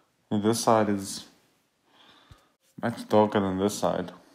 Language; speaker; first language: English; non-native, local second language; Afrikaans